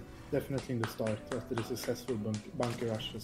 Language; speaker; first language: English; non-native, fluent; Swedish